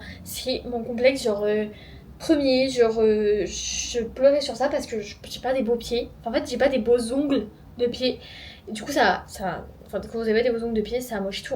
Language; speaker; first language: French; native; French